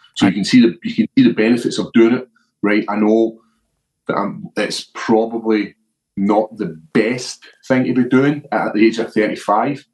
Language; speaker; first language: English; native; English